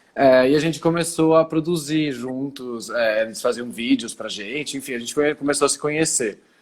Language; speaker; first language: Portuguese; early bilingual, other home language; Italian